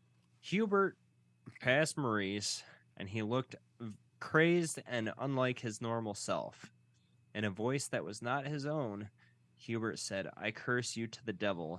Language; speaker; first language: English; native; English